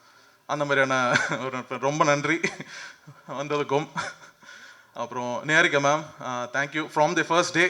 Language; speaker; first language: Tamil; native; Tamil